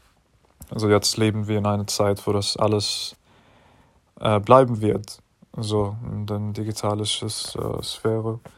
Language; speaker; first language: German; non-native, fluent; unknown